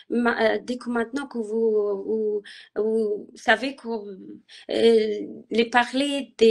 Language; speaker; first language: French; non-native, learner; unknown